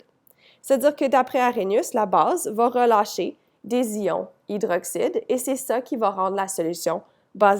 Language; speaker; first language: French; native; French